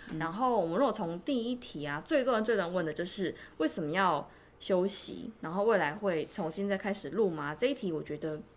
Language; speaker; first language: Chinese; native; Chinese